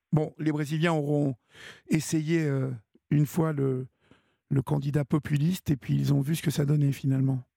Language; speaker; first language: French; native; French